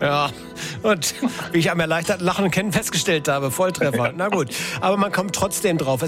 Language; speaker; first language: German; native; German